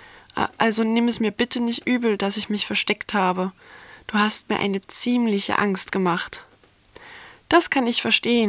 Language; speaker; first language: German; native; German